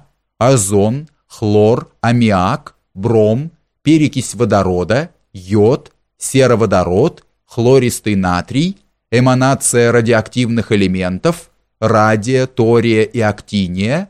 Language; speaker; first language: Russian; native; Russian